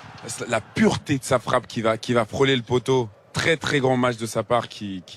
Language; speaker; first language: French; native; French